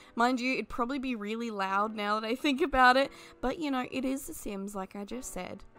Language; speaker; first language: English; native; English